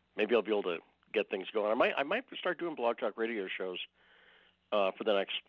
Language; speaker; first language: English; native; English